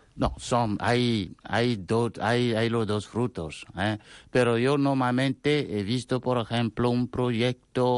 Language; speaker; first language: Spanish; non-native, fluent; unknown